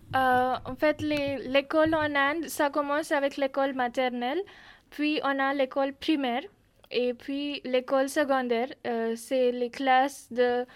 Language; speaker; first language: French; non-native, fluent; Marathi